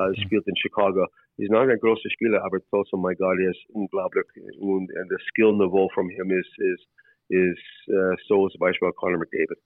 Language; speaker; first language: German; non-native, learner; English